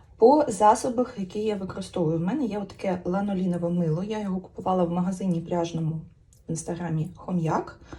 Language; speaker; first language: Ukrainian; native; Ukrainian